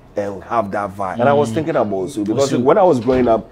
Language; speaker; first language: English; non-native, local second language; Ga